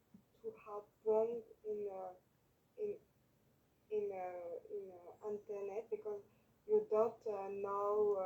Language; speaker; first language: English; non-native, learner; French